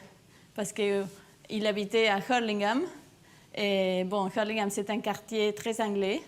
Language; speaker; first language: French; non-native, fluent; Spanish